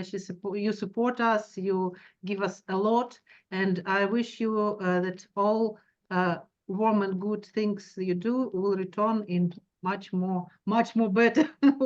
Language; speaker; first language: English; non-native, learner; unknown